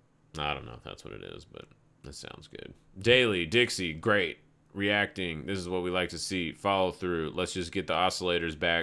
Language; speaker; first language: English; native; English